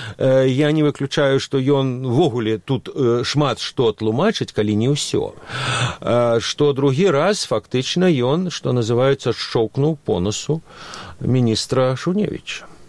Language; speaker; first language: Belarusian; non-native, local second language; Russian